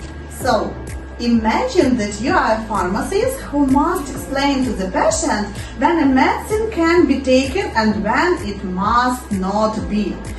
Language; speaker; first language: English; non-native, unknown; Ukrainian